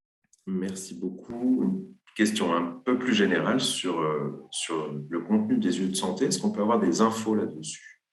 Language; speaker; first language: French; native; French